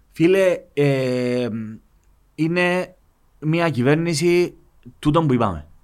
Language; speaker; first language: Greek; native; Greek